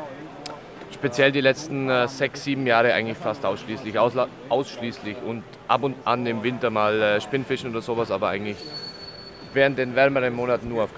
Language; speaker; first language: German; native; German